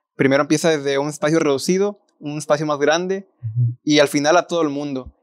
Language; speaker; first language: Spanish; native; Spanish